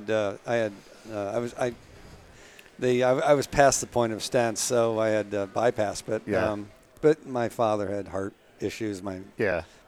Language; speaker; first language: English; native; English